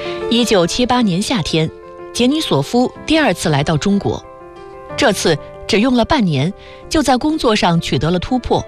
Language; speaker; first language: Chinese; native; Chinese